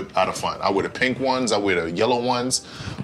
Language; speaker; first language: English; native; English